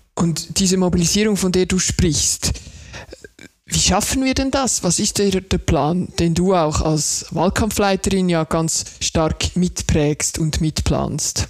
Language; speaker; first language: German; native; German